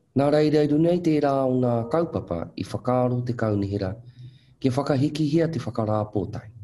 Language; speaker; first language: Māori; native; Māori